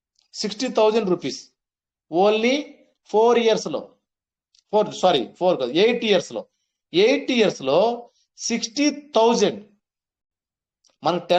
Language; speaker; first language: Telugu; native; Telugu